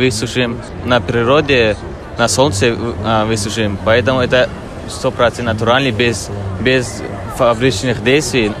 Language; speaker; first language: Russian; non-native, learner; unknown